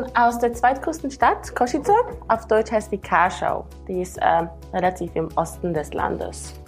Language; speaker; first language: German; non-native, fluent; Slovak